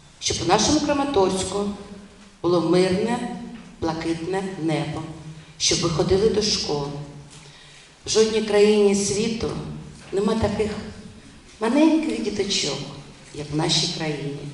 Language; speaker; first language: Ukrainian; non-native, local second language; Russian